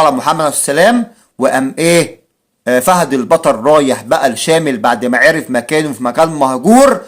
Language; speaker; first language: Arabic; native; Arabic